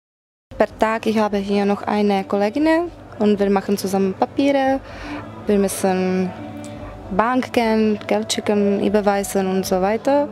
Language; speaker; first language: German; non-native, learner; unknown